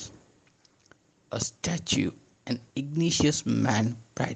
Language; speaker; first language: English; non-native, local second language; Gujarati